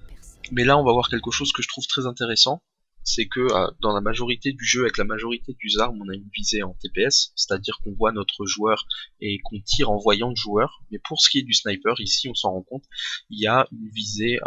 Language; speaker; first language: French; native; French